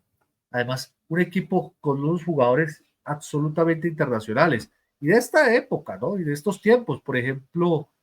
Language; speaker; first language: Spanish; native; Spanish